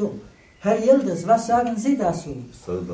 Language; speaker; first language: German; non-native, fluent; Turkish